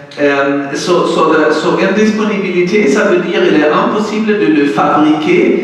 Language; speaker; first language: French; non-native, learner; German